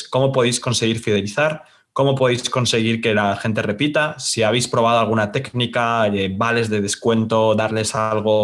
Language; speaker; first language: Spanish; native; Spanish